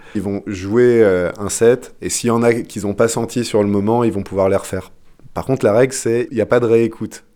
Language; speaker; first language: French; non-native, fluent; English